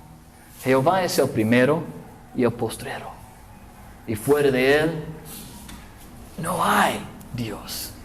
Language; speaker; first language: Spanish; non-native, fluent; English